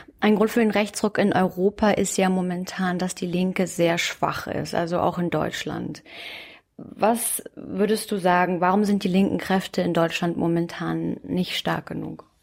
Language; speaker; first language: German; native; German